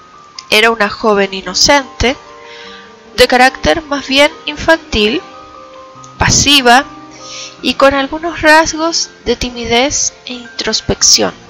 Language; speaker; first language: Spanish; native; Spanish